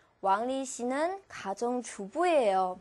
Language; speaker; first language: Korean; non-native, fluent; Chinese